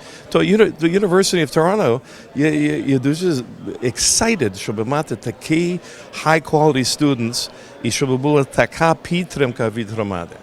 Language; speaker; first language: Ukrainian; early bilingual, heritage; Ukrainian